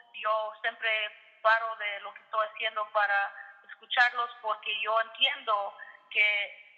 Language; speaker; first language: Spanish; early bilingual, other home language; English